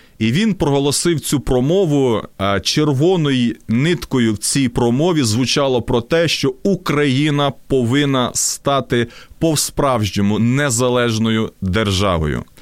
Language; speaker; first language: Ukrainian; non-native, local second language; Russian